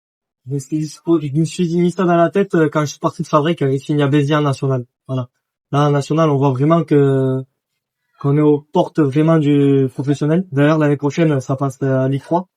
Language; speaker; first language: French; native; French